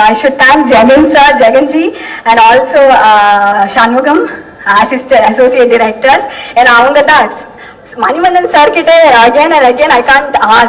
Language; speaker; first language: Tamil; non-native, learner; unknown